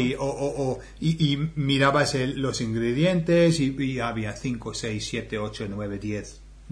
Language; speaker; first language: Spanish; non-native, fluent; English